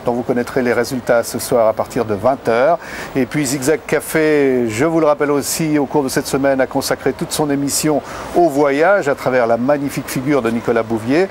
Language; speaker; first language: French; native; French